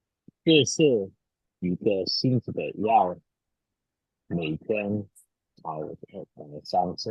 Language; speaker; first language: Chinese; non-native, learner; Indonesian